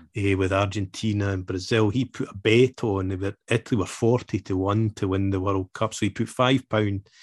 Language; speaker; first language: English; native; English